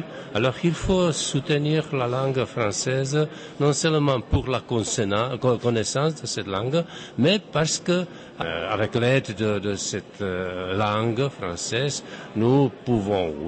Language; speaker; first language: French; non-native, fluent; Czech